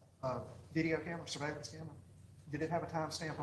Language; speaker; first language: English; native; English